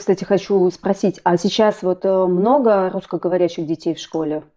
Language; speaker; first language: Russian; native; Russian